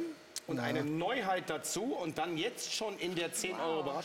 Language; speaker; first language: German; native; German